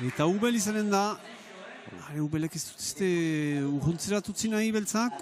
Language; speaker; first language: Basque; native; Basque